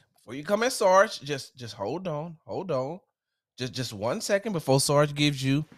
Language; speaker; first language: English; native; English